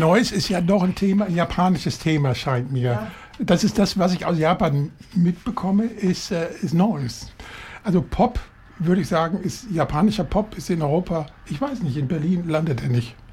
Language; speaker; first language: German; native; German